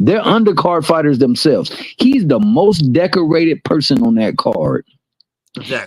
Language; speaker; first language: English; native; English